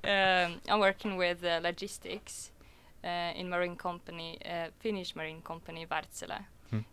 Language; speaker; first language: English; non-native, fluent; Russian